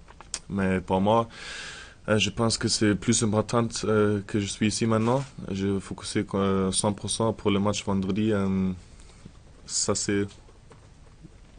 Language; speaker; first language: French; non-native, learner; German